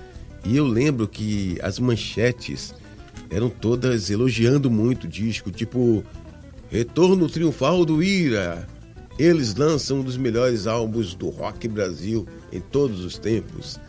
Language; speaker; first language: Portuguese; native; Portuguese